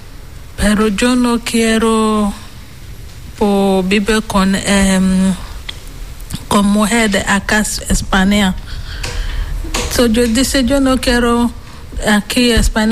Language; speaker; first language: Spanish; non-native, learner; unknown